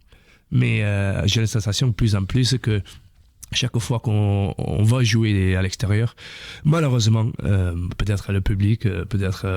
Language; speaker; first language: French; non-native, fluent; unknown